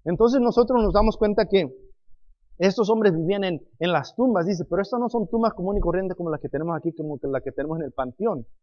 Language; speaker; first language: Spanish; non-native, fluent; English